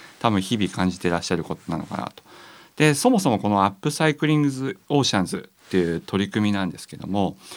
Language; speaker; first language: Japanese; native; Japanese